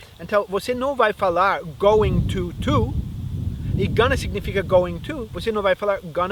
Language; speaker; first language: Portuguese; non-native, fluent; English